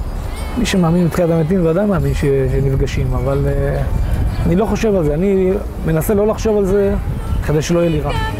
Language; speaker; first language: Hebrew; native; Hebrew